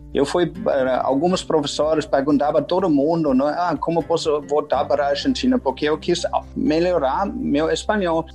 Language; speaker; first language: Portuguese; non-native, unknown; German